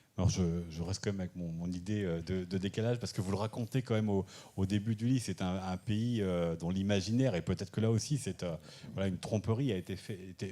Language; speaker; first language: French; native; French